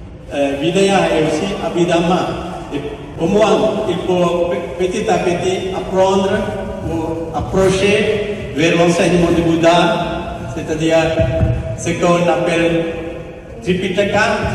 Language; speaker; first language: French; non-native, fluent; Sinhala